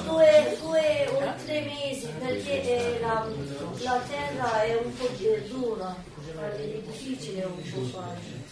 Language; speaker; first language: Italian; non-native, learner; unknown